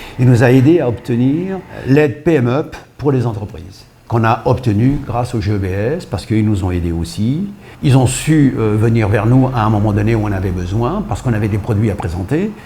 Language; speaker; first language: French; early bilingual, other home language; Portuguese